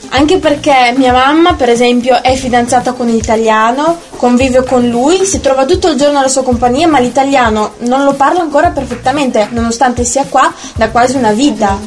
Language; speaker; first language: Italian; early bilingual, other home language; Romanian